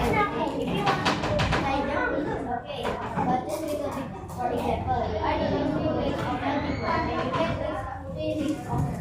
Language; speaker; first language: English; non-native, learner; Indonesian